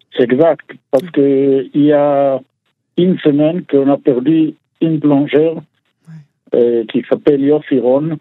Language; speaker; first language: French; non-native, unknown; Hebrew